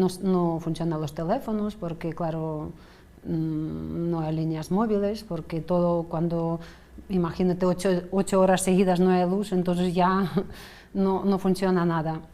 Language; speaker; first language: Spanish; non-native, fluent; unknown